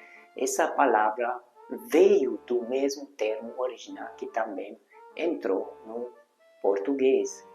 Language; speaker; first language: Portuguese; non-native, fluent; Hungarian